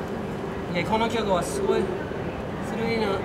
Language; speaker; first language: Japanese; non-native, learner; English